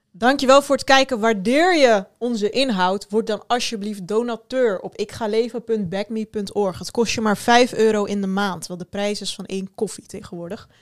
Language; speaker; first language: Dutch; early bilingual, other home language; Turkish